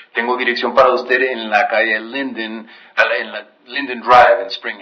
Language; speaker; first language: Spanish; native; Spanish